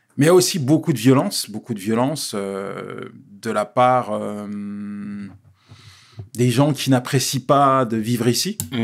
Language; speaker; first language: French; native; French